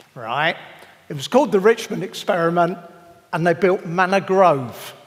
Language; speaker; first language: English; native; English